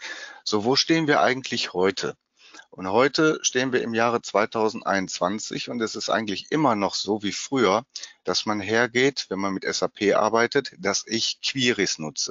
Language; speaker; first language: German; native; German